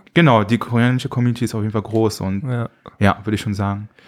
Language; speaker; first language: German; native; German